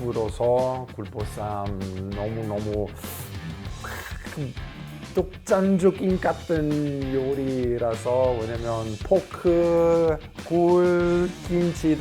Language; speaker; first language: Korean; non-native, learner; Italian